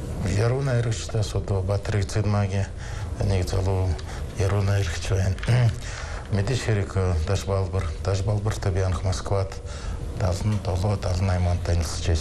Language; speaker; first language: Mongolian; non-native, fluent; Russian